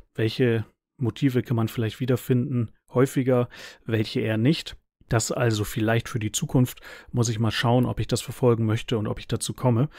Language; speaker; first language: German; native; German